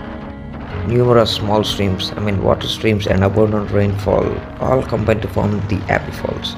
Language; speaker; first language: English; non-native, local second language; Telugu